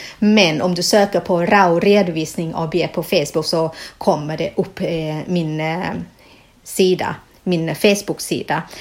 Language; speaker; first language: Swedish; non-native, fluent; Thai